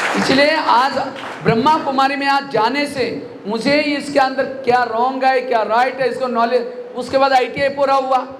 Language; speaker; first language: Hindi; non-native, local second language; Marathi